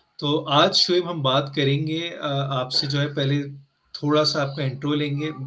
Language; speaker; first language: Urdu; native; Urdu